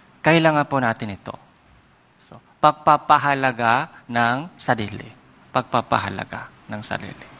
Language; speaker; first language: Filipino; non-native, fluent; Korean